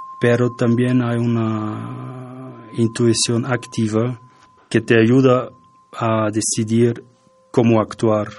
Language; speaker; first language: Spanish; non-native, fluent; German